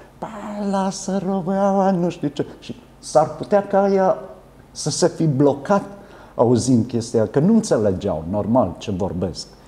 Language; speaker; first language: Romanian; native; Romanian